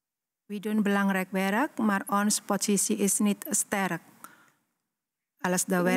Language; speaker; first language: Dutch; non-native, learner; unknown